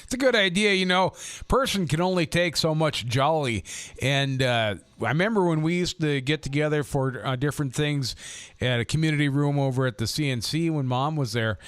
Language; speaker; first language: English; native; English